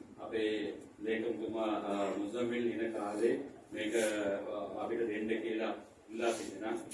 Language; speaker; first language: Sinhala; non-native, local second language; Tamil